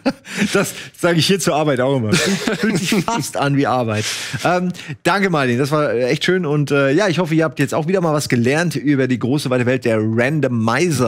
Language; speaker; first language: German; native; German